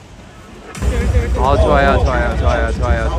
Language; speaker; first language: Korean; non-native, fluent; French